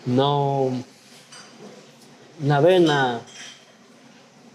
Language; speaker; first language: Russian; non-native, learner; Spanish